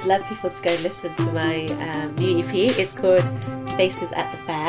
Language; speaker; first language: English; native; English